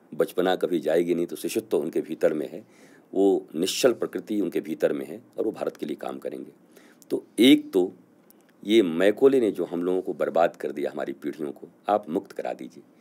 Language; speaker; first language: Hindi; native; Hindi